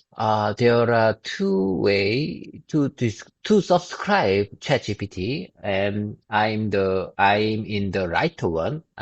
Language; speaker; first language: English; non-native, learner; Korean